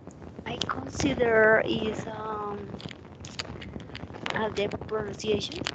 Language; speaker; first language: English; non-native, learner; Spanish